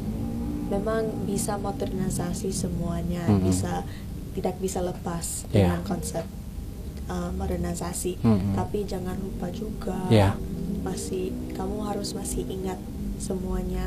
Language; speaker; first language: Indonesian; early bilingual, heritage; English